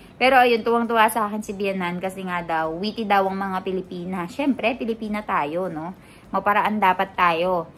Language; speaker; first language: Filipino; native; Filipino